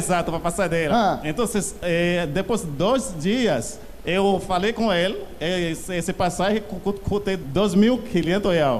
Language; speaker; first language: Portuguese; non-native, learner; Haitian Creole